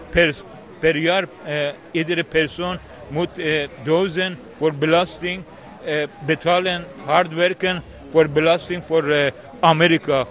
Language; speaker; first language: Dutch; non-native, learner; Persian